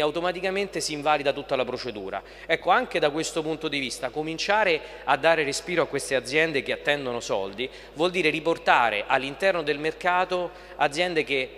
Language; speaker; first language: Italian; native; Italian